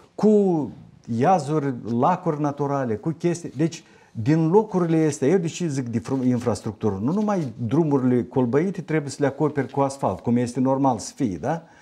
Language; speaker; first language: Romanian; native; Romanian